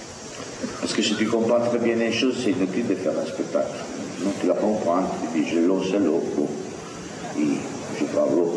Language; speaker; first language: French; non-native, fluent; Italian